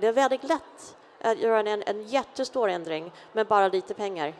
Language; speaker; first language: Swedish; non-native, fluent; English